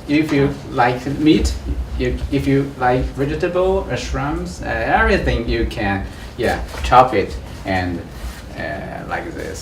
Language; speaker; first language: English; non-native, learner; Chinese